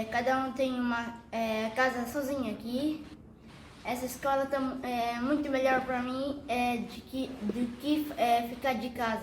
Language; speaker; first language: Portuguese; early bilingual, heritage; Arabic